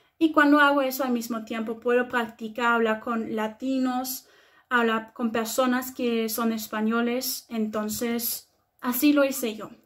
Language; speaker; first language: Spanish; non-native, fluent; German